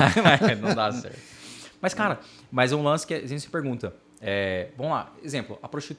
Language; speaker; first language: Portuguese; native; Portuguese